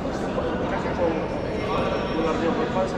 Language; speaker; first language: Spanish; native; Spanish